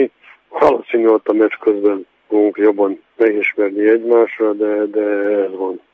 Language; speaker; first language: Hungarian; non-native, fluent; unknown